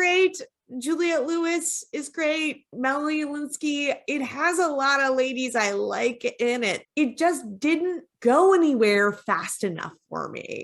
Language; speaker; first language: English; native; English